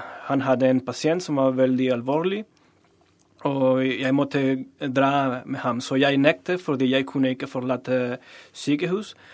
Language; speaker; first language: Norwegian; non-native, learner; Spanish